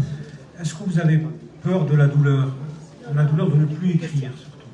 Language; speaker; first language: French; non-native, local second language; Arabic